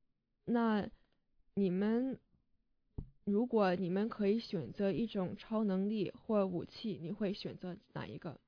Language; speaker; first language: Chinese; early bilingual, heritage; English